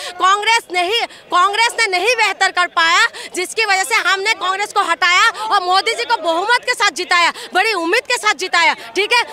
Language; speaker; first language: Hindi; non-native, local second language; Assamese